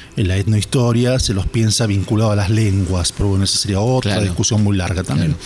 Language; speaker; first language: Spanish; native; Spanish